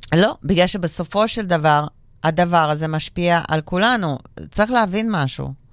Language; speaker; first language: Hebrew; non-native, fluent; Russian